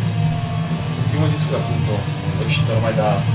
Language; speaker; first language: Italian; native; Italian